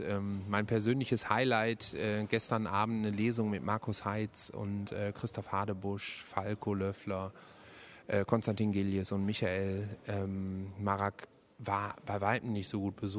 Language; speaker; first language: German; native; German